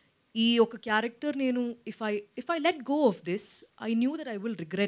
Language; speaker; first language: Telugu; non-native, local second language; Malayalam